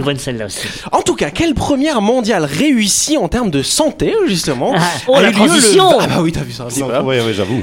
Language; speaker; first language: French; native; French